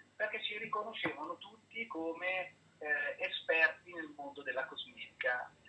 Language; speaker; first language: Italian; native; Italian